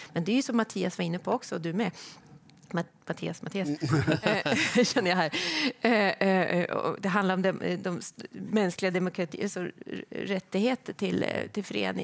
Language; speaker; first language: Swedish; native; Swedish